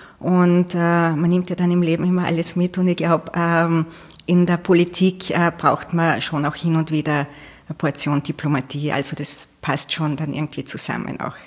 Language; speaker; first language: German; native; German